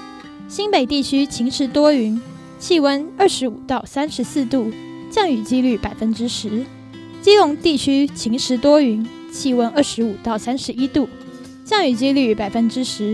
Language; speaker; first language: Chinese; native; Chinese